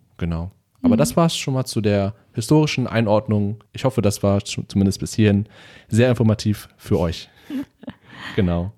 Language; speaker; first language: German; early bilingual, other home language; Vietnamese